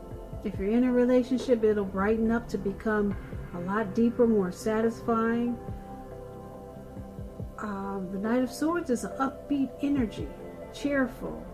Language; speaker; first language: English; native; English